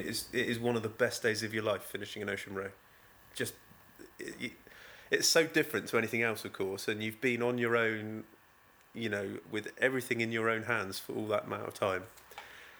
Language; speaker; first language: English; native; English